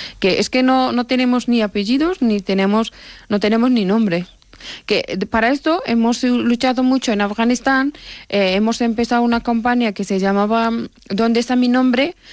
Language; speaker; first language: Spanish; non-native, fluent; Persian